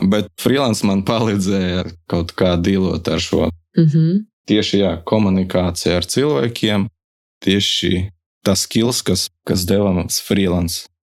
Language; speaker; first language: Latvian; non-native, local second language; Russian